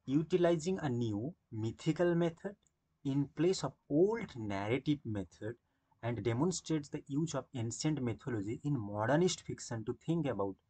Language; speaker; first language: English; non-native, local second language; Bangla